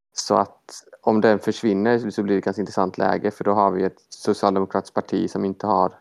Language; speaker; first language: Swedish; native; Swedish